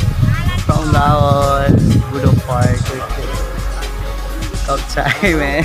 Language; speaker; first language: English; non-native, learner; Filipino